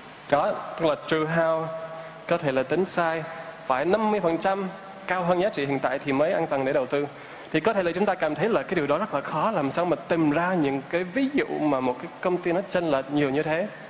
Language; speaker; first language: Vietnamese; non-native, fluent; English